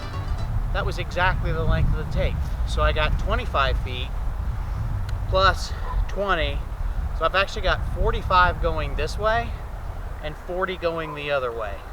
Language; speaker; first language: English; native; English